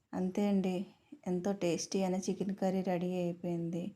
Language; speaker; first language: Telugu; native; Telugu